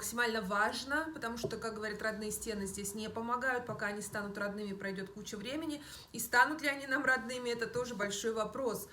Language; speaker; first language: Russian; native; Russian